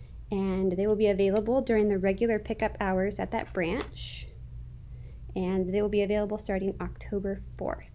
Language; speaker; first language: English; native; English